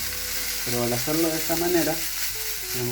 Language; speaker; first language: Spanish; native; Spanish